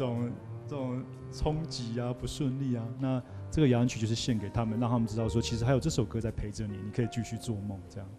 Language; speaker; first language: Chinese; native; Chinese